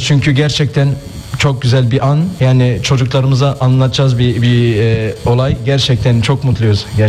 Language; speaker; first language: Turkish; early bilingual, heritage; Turkish